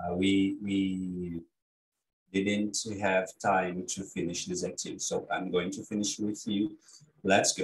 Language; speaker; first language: English; non-native, fluent; Portuguese